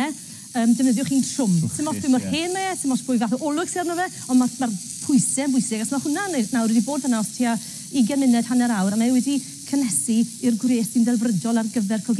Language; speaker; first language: Welsh; native; Welsh